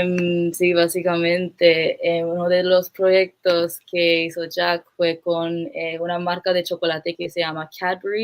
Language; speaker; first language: Spanish; non-native, fluent; English